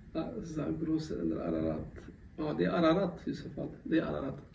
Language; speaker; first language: Swedish; non-native, local second language; Kurdish